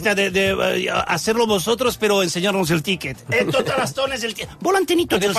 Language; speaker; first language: Catalan; native; Catalan